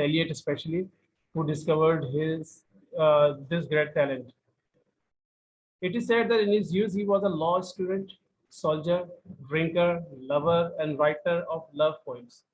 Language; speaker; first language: English; non-native, local second language; Urdu